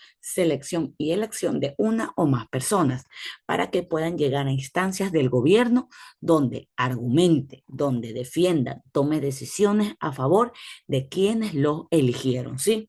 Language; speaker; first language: Spanish; native; Spanish